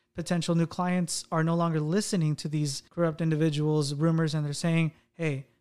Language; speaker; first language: English; native; English